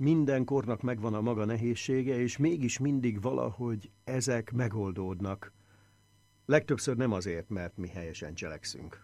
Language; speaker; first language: Hungarian; native; Hungarian